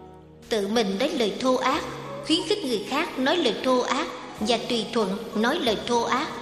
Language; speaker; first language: Vietnamese; native; Vietnamese